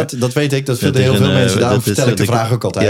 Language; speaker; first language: Dutch; native; Dutch